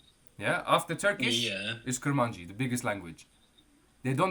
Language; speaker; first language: English; non-native, fluent; Kurdish